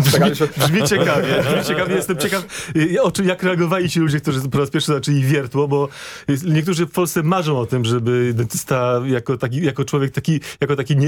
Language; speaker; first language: Polish; native; Polish